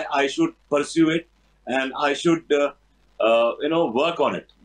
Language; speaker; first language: Hindi; native; Hindi